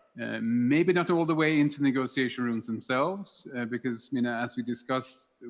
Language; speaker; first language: English; non-native, fluent; Swedish